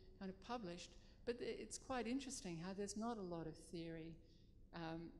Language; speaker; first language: English; native; English